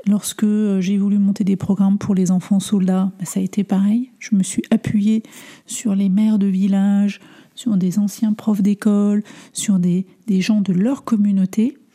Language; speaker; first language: French; early bilingual, other home language; Armenian